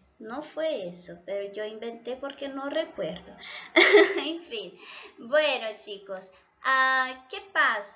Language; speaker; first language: Spanish; non-native, fluent; Portuguese